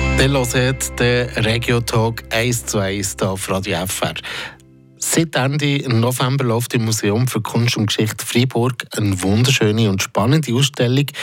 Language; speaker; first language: German; native; German